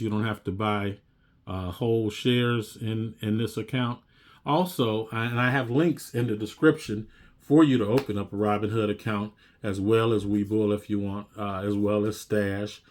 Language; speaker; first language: English; native; English